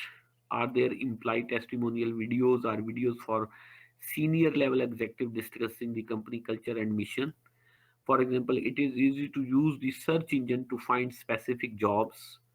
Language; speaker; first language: English; non-native, local second language; Urdu